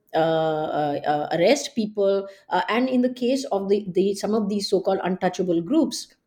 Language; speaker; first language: English; non-native, local second language; Hindi